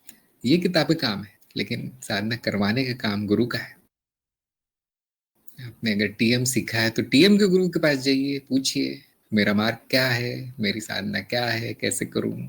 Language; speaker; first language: Hindi; native; Hindi